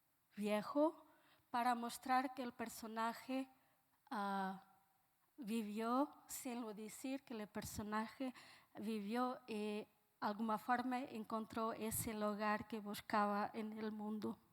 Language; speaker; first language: Spanish; non-native, fluent; Portuguese